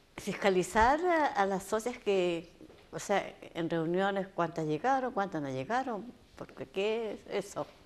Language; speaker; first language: Spanish; native; Spanish